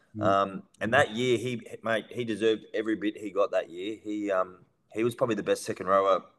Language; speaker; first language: English; native; English